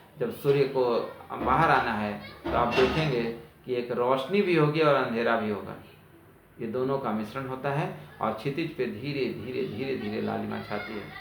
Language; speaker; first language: Hindi; native; Hindi